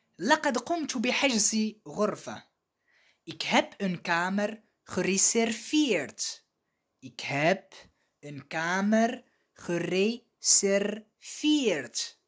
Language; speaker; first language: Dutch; non-native, fluent; Arabic